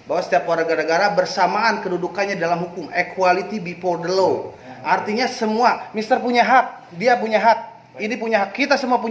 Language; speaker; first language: Indonesian; native; Indonesian